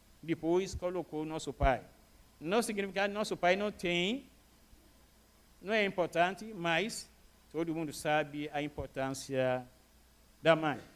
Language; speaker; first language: Portuguese; non-native, fluent; Arabic